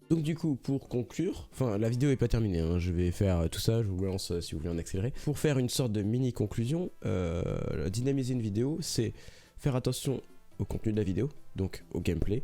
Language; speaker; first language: French; native; French